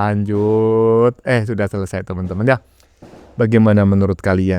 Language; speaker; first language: Indonesian; native; Indonesian